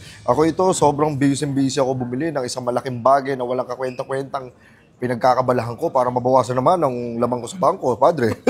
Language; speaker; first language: Filipino; native; Filipino